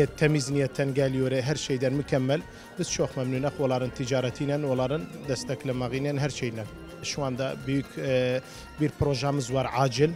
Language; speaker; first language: Turkish; non-native, fluent; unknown